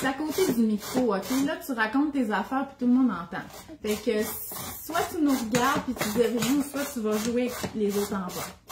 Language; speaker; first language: French; native; French